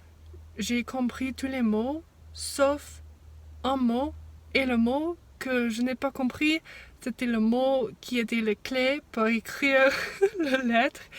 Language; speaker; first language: French; non-native, fluent; English